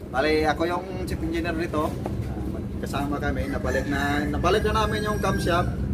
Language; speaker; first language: Filipino; non-native, local second language; Cebuano